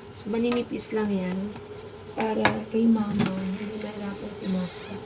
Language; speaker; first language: Filipino; native; Filipino